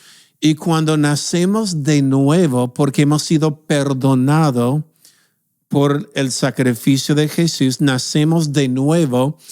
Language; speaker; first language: Spanish; non-native, fluent; English